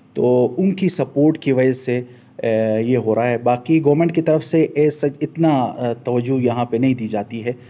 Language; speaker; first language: Urdu; non-native, local second language; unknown